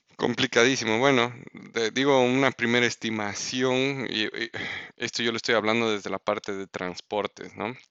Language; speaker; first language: Spanish; native; Spanish